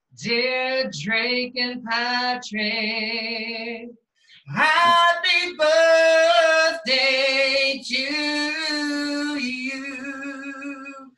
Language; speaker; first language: English; native; English